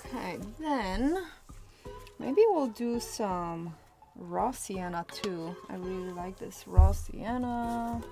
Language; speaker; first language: English; non-native, fluent; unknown